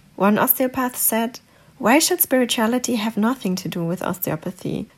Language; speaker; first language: English; non-native, fluent; German